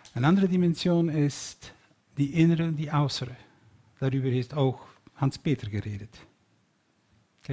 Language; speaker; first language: German; non-native, learner; Dutch